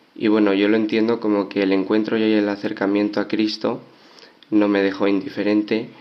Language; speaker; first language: Spanish; native; Spanish